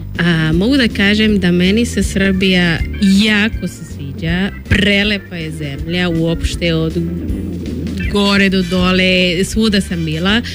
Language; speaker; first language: Serbian; non-native, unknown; Spanish